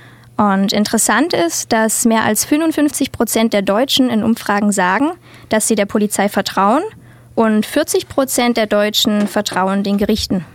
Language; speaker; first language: German; native; German